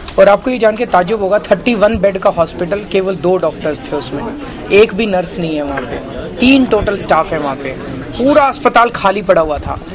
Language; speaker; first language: Hindi; native; Hindi